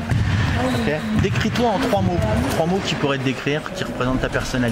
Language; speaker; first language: French; native; French